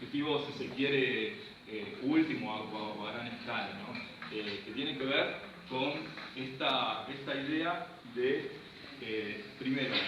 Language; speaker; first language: Spanish; native; Spanish